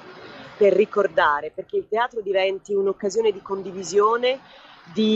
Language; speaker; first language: Italian; native; Italian